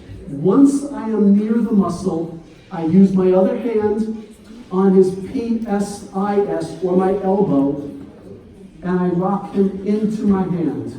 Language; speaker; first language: English; native; English